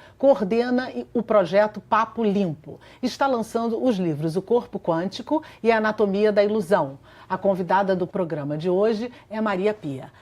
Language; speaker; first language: Portuguese; native; Portuguese